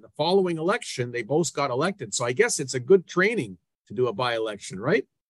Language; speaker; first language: English; native; English